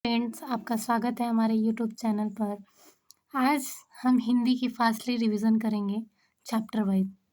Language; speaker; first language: Hindi; native; Hindi